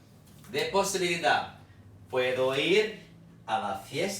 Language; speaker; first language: Spanish; non-native, fluent; Portuguese